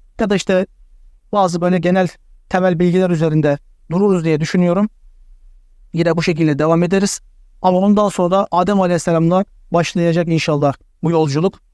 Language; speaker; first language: Turkish; native; Turkish